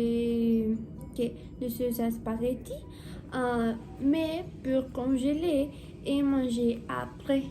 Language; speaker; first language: French; non-native, learner; Spanish